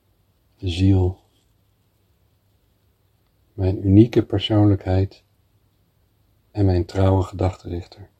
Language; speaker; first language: Dutch; native; Dutch